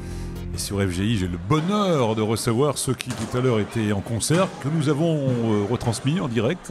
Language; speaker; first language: French; native; French